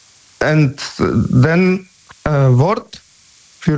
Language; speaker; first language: German; non-native, learner; Polish